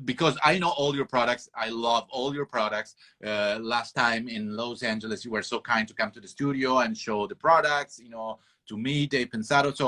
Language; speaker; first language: English; non-native, fluent; Italian